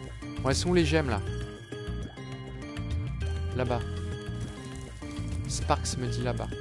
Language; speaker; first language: French; native; French